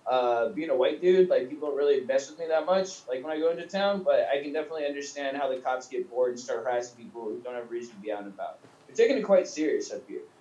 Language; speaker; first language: English; native; English